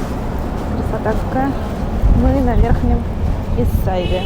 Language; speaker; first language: Russian; native; Russian